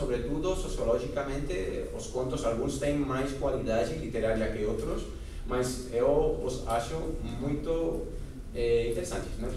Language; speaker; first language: Portuguese; non-native, fluent; Spanish